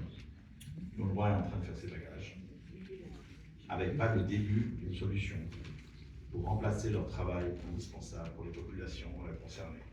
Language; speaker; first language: French; native; French